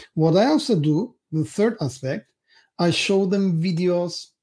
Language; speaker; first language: English; non-native, fluent; Turkish